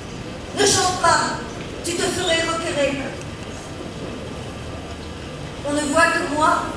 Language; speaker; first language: French; native; French